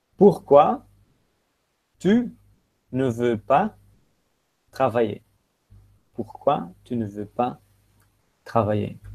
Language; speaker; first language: French; non-native, fluent; Dutch